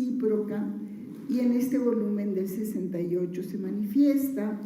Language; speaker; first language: Spanish; native; Spanish